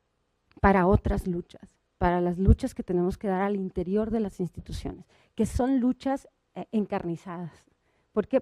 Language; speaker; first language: Spanish; native; Spanish